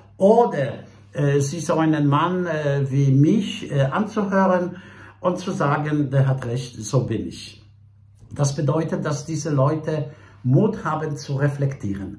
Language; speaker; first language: German; non-native, fluent; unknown